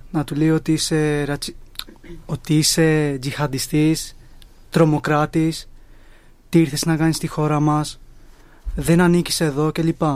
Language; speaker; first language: Greek; early bilingual, other home language; Punjabi